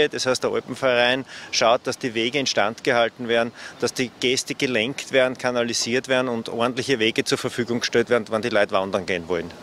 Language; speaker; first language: German; native; German